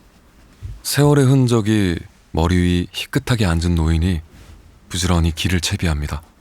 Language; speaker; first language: Korean; native; Korean